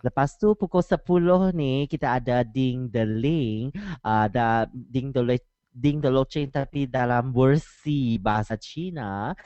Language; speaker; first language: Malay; non-native, learner; Chinese